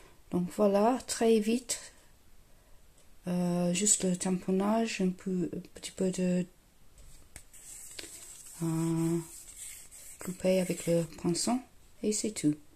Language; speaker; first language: French; non-native, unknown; English